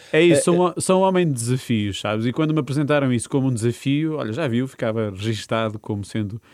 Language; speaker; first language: Portuguese; native; Portuguese